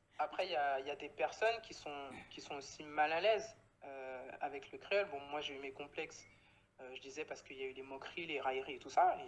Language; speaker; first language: French; native; French